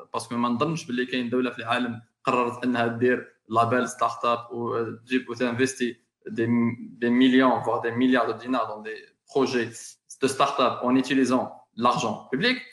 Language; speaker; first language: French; non-native, local second language; Arabic